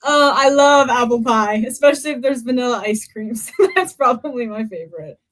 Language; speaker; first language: English; native; English